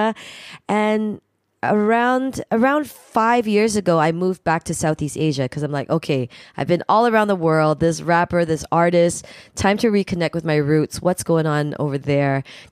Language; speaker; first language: English; native; English